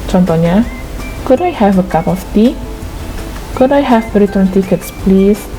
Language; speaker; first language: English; non-native, fluent; Indonesian